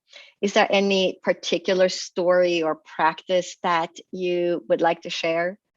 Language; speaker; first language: English; native; English